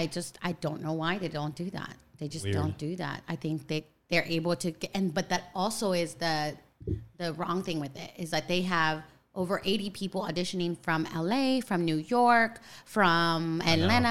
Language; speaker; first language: English; native; English